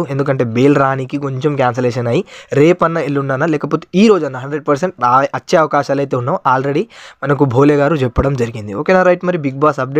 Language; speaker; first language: Telugu; native; Telugu